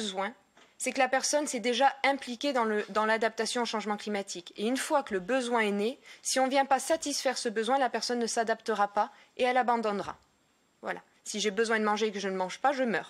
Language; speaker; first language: French; native; French